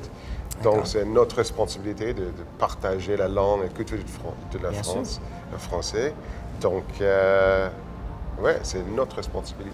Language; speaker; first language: French; non-native, local second language; English